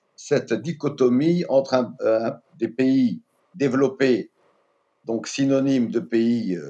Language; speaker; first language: French; non-native, local second language; Arabic